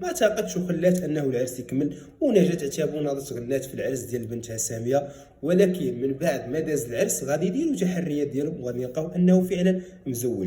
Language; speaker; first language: Arabic; native; Arabic